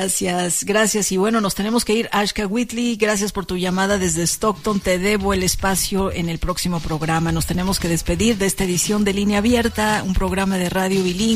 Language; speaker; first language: Spanish; native; Spanish